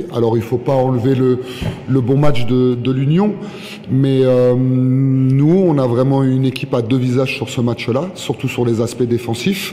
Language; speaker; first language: French; native; French